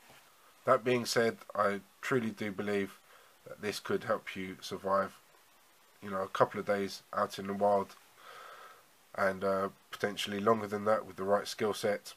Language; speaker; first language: English; native; English